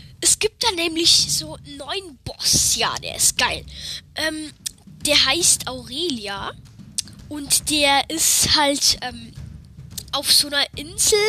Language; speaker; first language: German; native; German